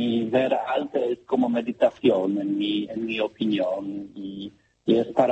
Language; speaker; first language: Spanish; non-native, learner; Polish